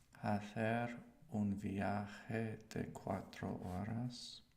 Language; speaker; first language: Spanish; non-native, learner; English